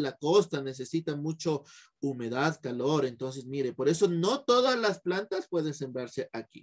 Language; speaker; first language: Spanish; native; Spanish